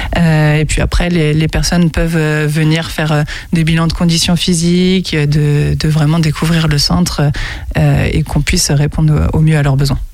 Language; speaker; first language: French; native; French